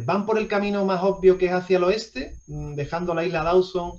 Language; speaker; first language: Spanish; native; Spanish